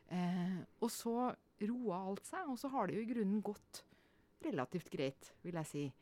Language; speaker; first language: Norwegian; native; Norwegian